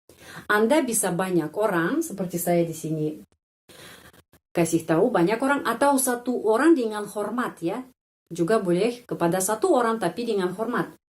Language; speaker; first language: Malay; non-native, fluent; Russian